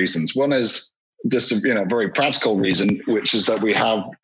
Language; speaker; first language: English; native; English